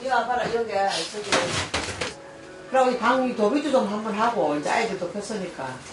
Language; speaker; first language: Korean; native; Korean